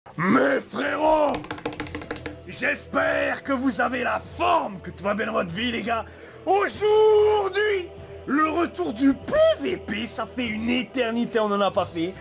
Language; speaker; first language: French; native; French